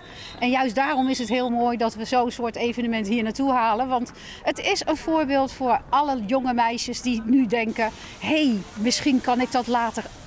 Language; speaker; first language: Dutch; native; Dutch